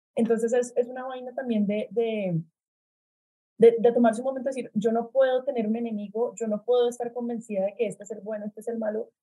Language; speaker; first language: Spanish; native; Spanish